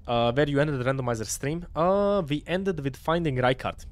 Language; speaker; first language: English; non-native, fluent; Croatian